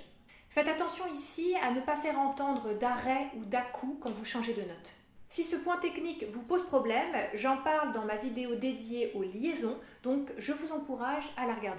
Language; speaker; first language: French; native; French